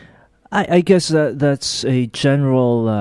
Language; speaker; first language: English; non-native, local second language; Korean